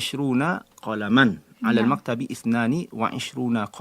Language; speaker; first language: Arabic; non-native, fluent; Malay